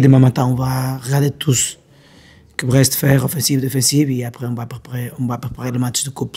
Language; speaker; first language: French; non-native, learner; Portuguese